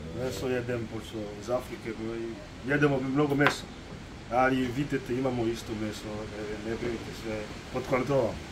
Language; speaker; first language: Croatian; non-native, learner; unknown